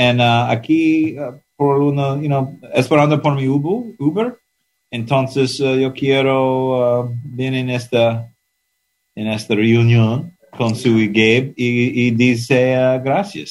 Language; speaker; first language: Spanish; non-native, learner; English